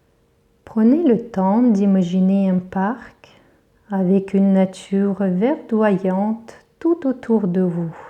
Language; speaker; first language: French; native; French